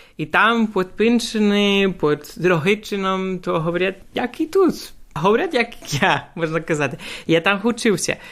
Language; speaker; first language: Ukrainian; non-native, fluent; Basque